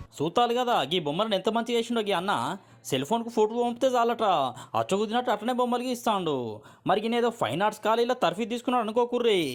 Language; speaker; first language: Telugu; native; Telugu